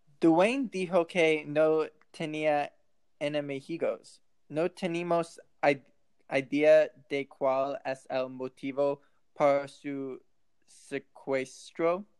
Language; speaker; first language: Spanish; non-native, learner; English